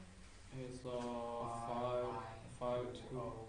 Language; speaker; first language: English; non-native, learner; Chinese